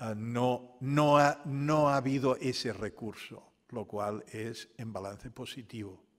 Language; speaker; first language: Spanish; non-native, local second language; Catalan